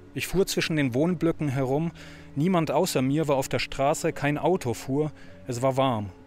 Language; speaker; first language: German; early bilingual, other home language; Polish